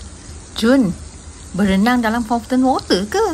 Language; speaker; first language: Malay; native; Malay